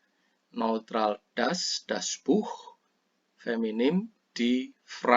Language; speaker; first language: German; non-native, fluent; Indonesian